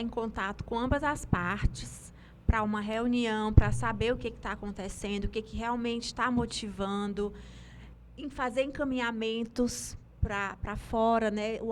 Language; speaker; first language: Portuguese; native; Portuguese